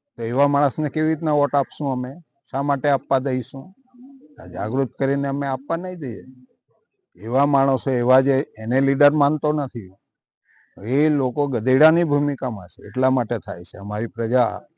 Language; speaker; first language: Gujarati; non-native, local second language; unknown